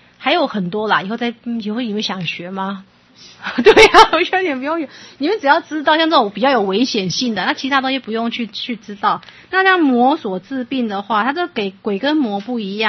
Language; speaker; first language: Chinese; native; Chinese